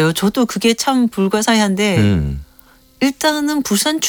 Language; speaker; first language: Korean; native; Korean